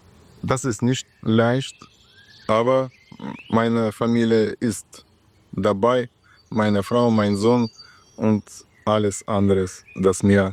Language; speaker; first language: German; non-native, learner; Russian